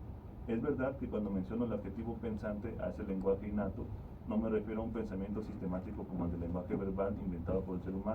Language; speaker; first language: Spanish; native; Spanish